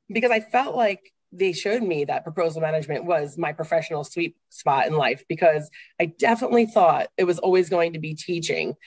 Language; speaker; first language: English; native; English